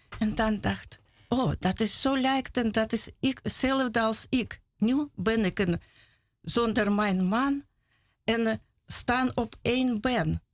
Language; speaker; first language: Dutch; non-native, learner; Russian